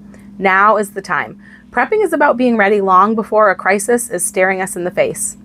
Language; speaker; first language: English; native; English